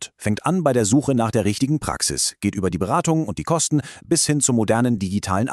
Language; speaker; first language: German; native; German